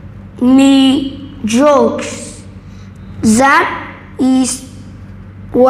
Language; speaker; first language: English; non-native, learner; Vietnamese